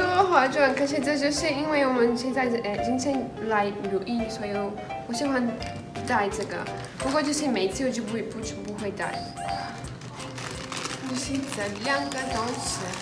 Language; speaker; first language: Chinese; non-native, learner; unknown